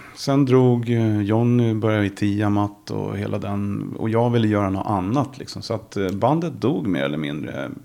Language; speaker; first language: Swedish; native; Swedish